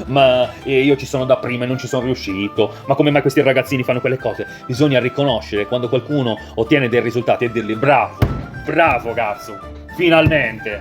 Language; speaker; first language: Italian; native; Italian